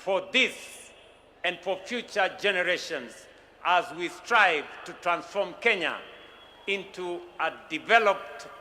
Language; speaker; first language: English; non-native, local second language; Kalenjin